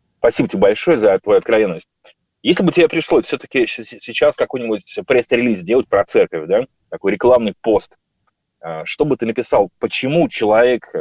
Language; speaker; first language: Russian; native; Russian